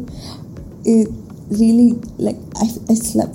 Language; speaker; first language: English; non-native, local second language; Malayalam